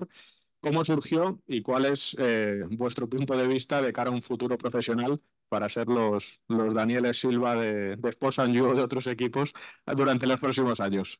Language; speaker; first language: Spanish; native; Spanish